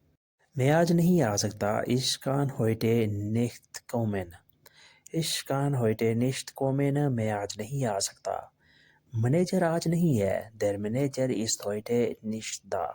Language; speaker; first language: German; non-native, learner; Urdu